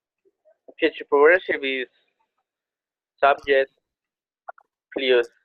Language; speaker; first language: English; non-native, learner; Spanish